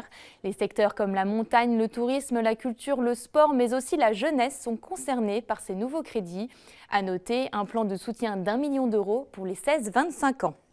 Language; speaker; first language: French; native; French